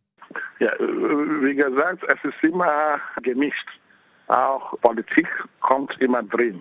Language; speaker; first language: German; non-native, fluent; Igbo